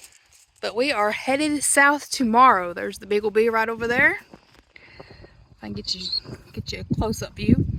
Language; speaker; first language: English; native; English